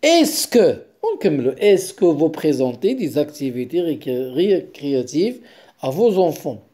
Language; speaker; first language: French; non-native, local second language; Arabic